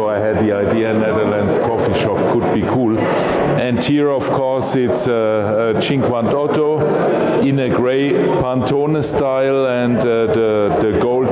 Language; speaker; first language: English; non-native, fluent; German